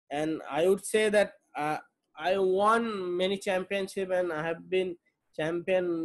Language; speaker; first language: English; non-native, local second language; Bangla